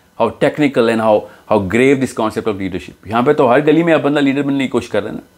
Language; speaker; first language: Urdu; native; Urdu